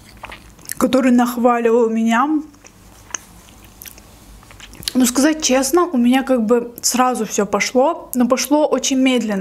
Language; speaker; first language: Russian; native; Russian